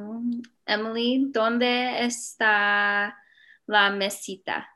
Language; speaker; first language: Spanish; non-native, learner; English